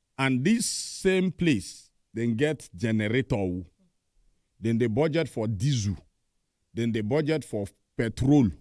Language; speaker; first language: Nigerian Pidgin; native; Nigerian Pidgin